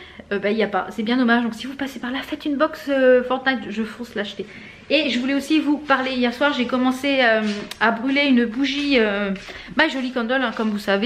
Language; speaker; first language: French; native; French